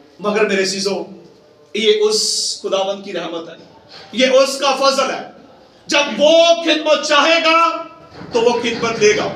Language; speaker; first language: Urdu; non-native, local second language; Punjabi